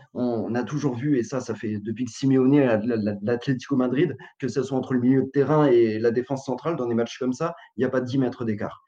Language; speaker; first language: French; native; French